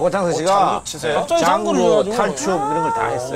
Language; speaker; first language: Korean; native; Korean